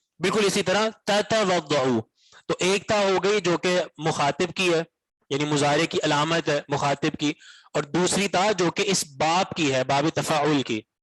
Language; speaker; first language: Urdu; native; Urdu